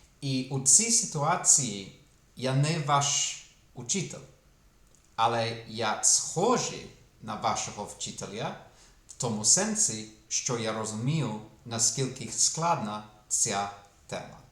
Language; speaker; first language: Ukrainian; non-native, fluent; English